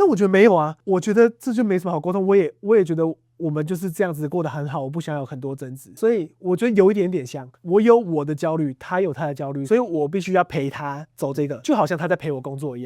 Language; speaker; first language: Chinese; native; Chinese